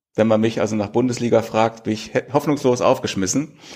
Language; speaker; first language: German; native; German